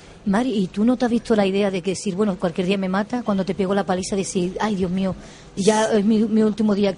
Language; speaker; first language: Spanish; native; Spanish